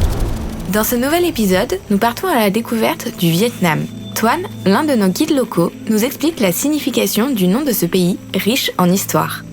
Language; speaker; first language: French; native; French